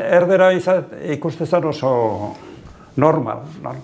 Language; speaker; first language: Basque; native; Basque